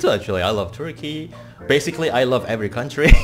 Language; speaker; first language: English; non-native, fluent; Indonesian